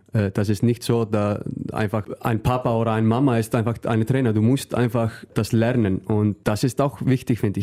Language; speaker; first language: German; non-native, learner; Icelandic